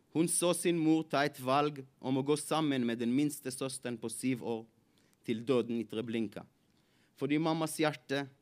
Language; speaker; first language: Norwegian; non-native, fluent; Hebrew